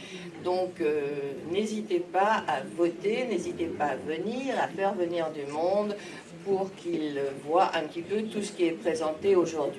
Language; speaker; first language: French; native; French